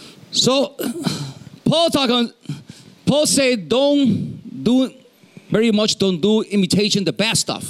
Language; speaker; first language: English; non-native, local second language; Spanish